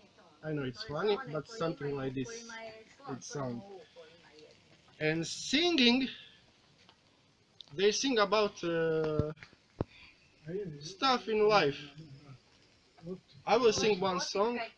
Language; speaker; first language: English; non-native, learner; Croatian